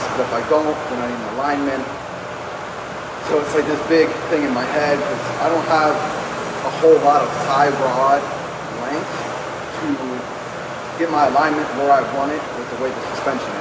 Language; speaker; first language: English; native; English